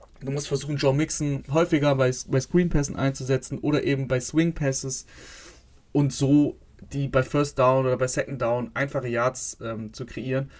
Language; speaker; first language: German; native; German